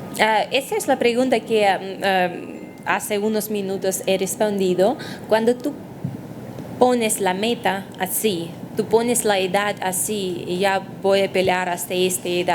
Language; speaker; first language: Spanish; non-native, fluent; Russian